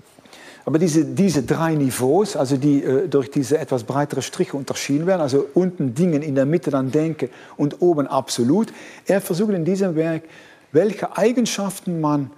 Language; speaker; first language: German; non-native, fluent; Dutch